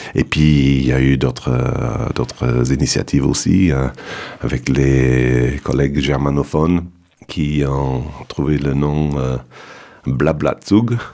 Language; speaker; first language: French; non-native, fluent; English